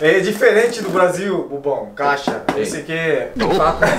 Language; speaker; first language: Portuguese; non-native, learner; Korean